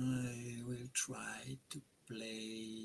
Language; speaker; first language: English; non-native, fluent; French